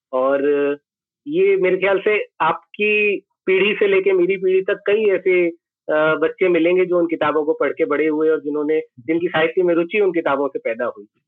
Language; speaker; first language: Hindi; native; Hindi